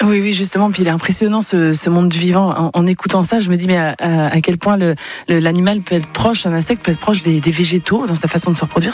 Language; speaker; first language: French; native; French